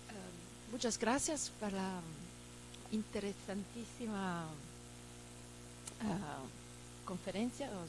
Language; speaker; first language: Spanish; non-native, fluent; Italian